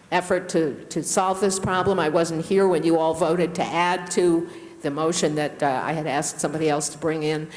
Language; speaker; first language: English; native; English